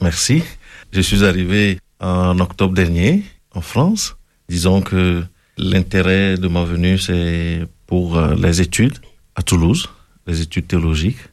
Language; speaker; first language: French; non-native, local second language; Ewe